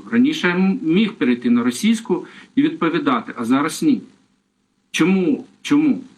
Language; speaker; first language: Ukrainian; non-native, local second language; Russian